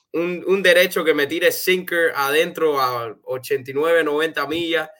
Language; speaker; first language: Spanish; early bilingual, heritage; Spanish